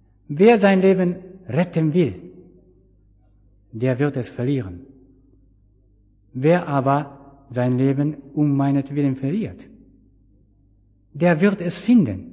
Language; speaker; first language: German; non-native, fluent; Japanese